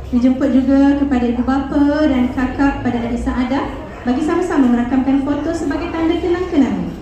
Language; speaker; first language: Malay; native; Malay